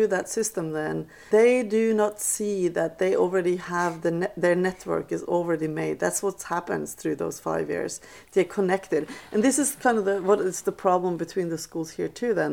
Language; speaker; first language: English; non-native, fluent; Norwegian